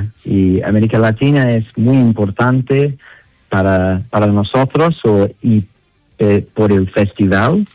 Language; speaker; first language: Spanish; non-native, learner; Italian